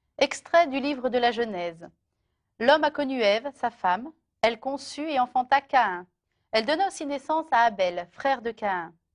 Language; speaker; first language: French; native; French